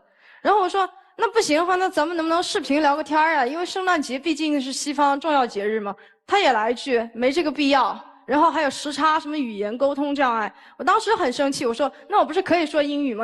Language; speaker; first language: Chinese; native; Chinese